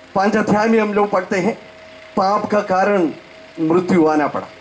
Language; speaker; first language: Hindi; non-native, local second language; Malayalam